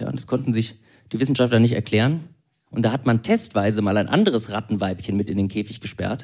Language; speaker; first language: German; native; German